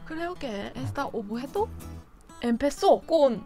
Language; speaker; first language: Spanish; non-native, learner; Korean